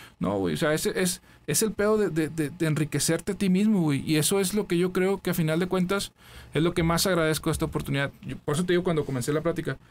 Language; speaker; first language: Spanish; native; Spanish